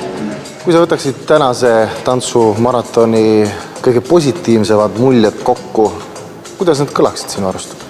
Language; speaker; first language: Estonian; native; Estonian